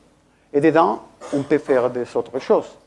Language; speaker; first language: French; non-native, fluent; Spanish